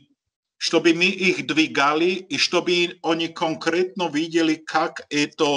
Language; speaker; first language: Russian; non-native, learner; Slovak